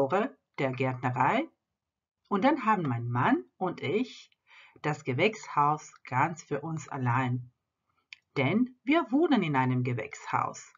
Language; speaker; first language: German; non-native, fluent; Croatian